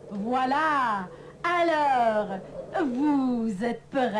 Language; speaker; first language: French; non-native, learner; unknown